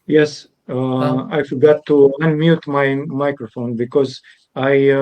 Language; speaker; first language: English; non-native, fluent; Romanian